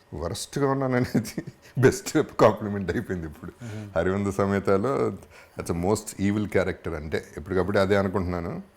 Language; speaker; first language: Telugu; native; Telugu